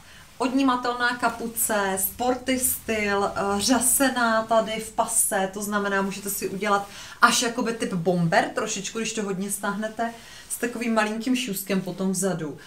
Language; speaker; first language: Czech; native; Czech